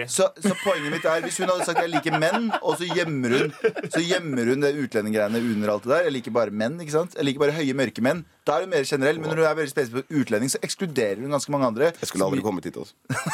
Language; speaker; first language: Norwegian; native; Norwegian